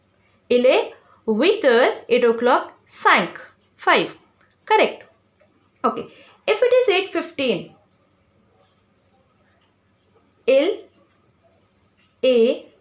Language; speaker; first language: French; non-native, fluent; Hindi